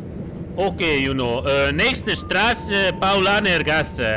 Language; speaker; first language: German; non-native, learner; Hungarian